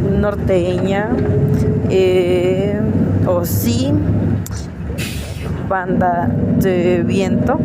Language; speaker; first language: French; non-native, learner; Spanish